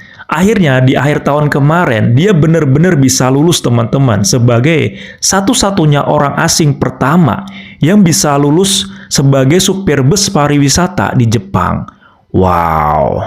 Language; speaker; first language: Indonesian; native; Indonesian